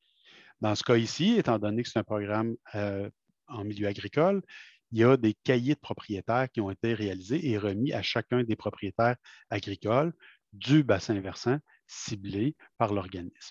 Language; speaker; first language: French; native; French